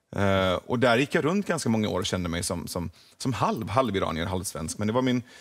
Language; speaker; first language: Swedish; early bilingual, other home language; Persian